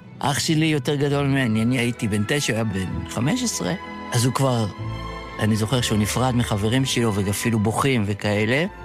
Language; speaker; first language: Hebrew; early bilingual, other home language; Yiddish